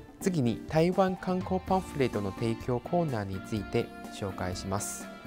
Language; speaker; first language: Japanese; non-native, fluent; Chinese